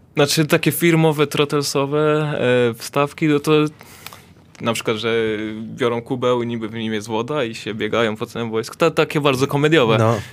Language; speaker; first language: Polish; native; Polish